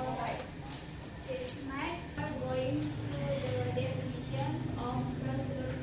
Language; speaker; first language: English; non-native, learner; Indonesian